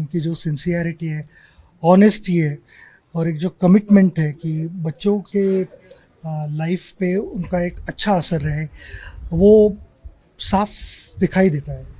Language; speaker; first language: Hindi; non-native, local second language; Marathi